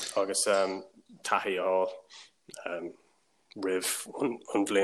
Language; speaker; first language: Irish; non-native, local second language; English